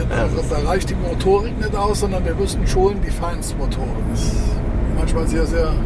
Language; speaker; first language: German; native; German